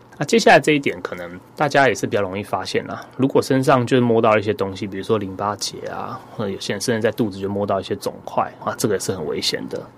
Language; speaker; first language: Chinese; native; Chinese